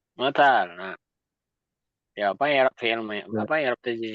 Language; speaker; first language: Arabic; non-native, fluent; Indonesian